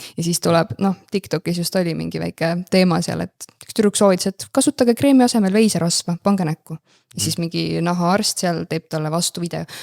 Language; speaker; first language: Estonian; native; Estonian